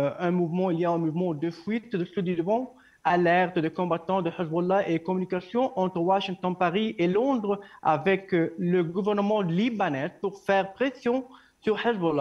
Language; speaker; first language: French; non-native, learner; Arabic